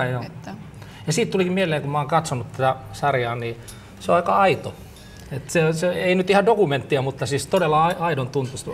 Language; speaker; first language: Finnish; native; Finnish